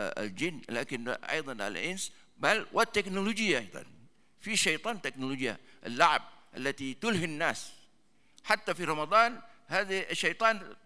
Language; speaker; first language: Arabic; non-native, fluent; Malay